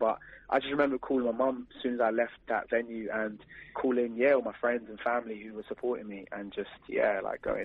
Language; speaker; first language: English; native; English